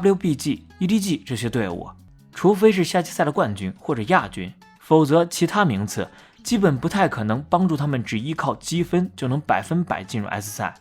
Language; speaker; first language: Chinese; native; Chinese